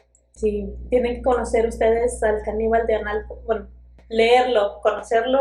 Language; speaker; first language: Spanish; native; Spanish